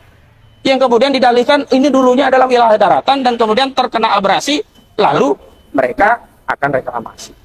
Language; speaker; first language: Indonesian; native; Indonesian